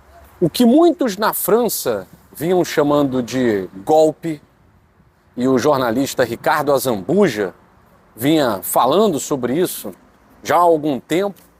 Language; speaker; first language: Portuguese; native; Portuguese